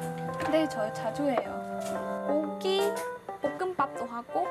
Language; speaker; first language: Korean; non-native, learner; Vietnamese